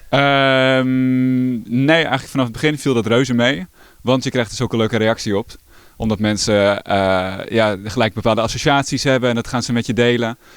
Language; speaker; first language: Dutch; native; Dutch